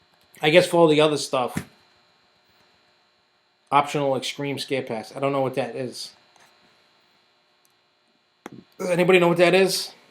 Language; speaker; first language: English; native; English